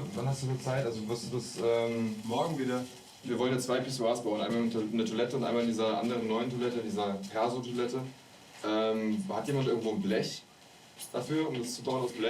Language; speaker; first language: German; native; German